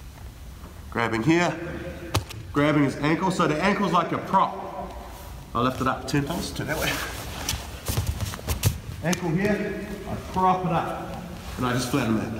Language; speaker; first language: English; native; English